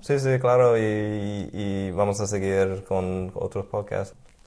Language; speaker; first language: Spanish; non-native, fluent; English